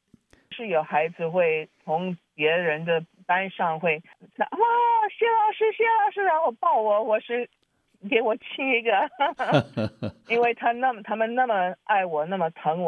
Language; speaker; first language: Chinese; early bilingual, heritage; Chinese